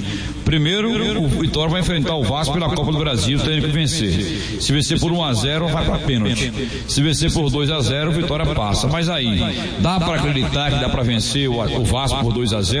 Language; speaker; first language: Portuguese; native; Portuguese